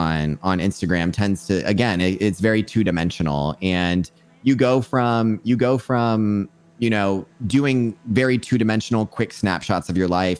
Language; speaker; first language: English; non-native, fluent; French